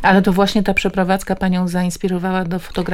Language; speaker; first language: Polish; native; Polish